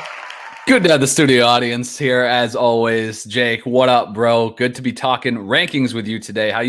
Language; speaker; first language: English; native; English